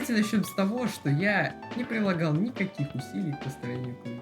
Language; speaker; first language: Russian; native; Russian